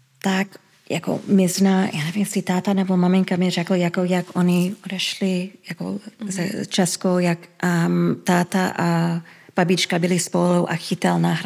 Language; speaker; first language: Czech; early bilingual, heritage; Czech